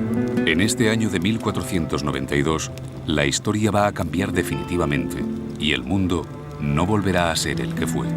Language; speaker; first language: Spanish; native; Spanish